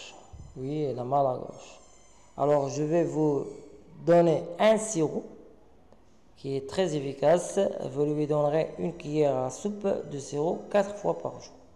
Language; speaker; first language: French; non-native, local second language; Arabic